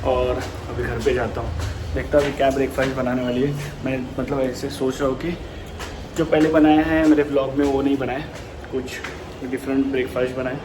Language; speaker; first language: Hindi; non-native, local second language; Marathi